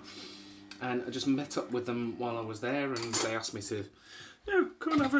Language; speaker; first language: English; native; English